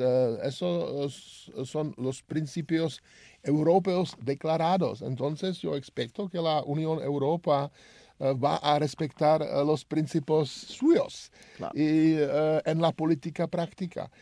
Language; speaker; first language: Spanish; non-native, learner; Czech